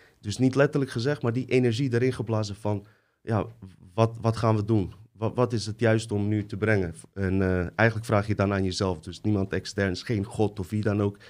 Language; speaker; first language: Dutch; early bilingual, other home language; Bosnian